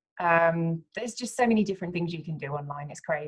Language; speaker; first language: English; native; English